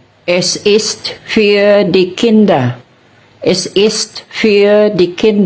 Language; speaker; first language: German; non-native, fluent; Cebuano